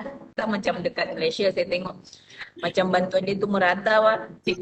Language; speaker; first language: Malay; non-native, local second language; Buginese